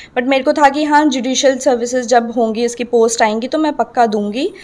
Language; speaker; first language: Hindi; native; Hindi